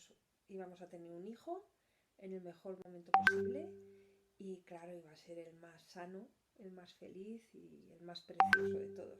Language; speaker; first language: Spanish; native; Spanish